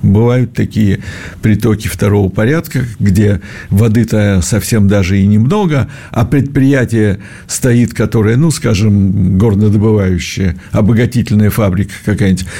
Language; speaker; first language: Russian; native; Russian